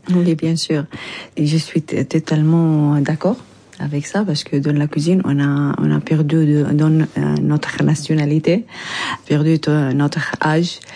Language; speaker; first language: French; non-native, learner; Arabic